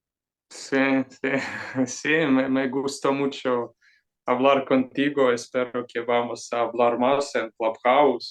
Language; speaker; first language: Spanish; non-native, fluent; Ukrainian